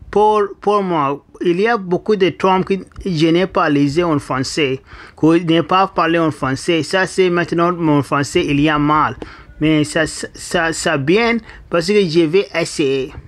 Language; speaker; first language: French; non-native, learner; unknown